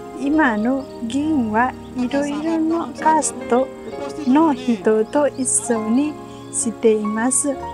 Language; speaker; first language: Japanese; non-native, learner; Nepali